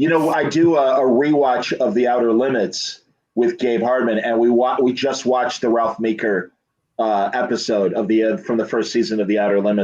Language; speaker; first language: English; native; English